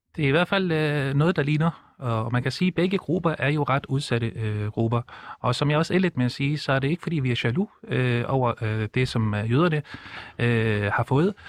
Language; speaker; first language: Danish; early bilingual, other home language; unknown